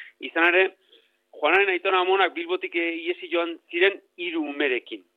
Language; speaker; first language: Basque; native; Basque